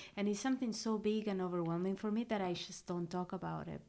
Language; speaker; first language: English; non-native, fluent; Spanish